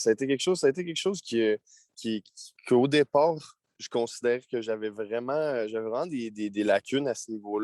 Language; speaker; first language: French; native; French